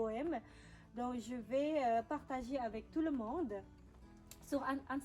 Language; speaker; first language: French; non-native, learner; Indonesian